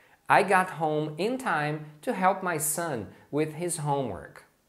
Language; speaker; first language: English; non-native, fluent; Portuguese